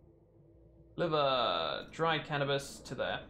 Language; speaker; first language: English; native; English